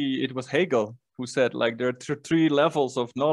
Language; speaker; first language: English; non-native, fluent; Dutch